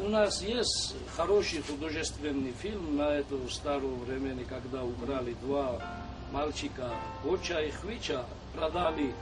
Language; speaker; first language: Russian; non-native, fluent; Georgian